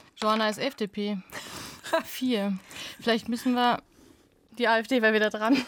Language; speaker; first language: German; native; German